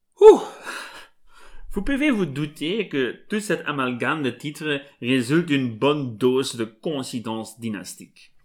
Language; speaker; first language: French; non-native, local second language; Dutch